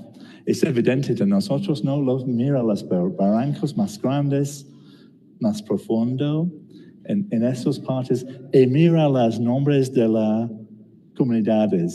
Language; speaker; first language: Spanish; non-native, learner; English